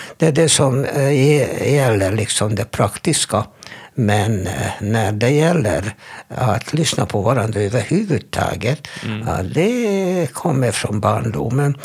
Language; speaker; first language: Swedish; non-native, fluent; Hungarian